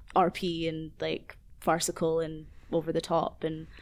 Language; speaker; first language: English; native; English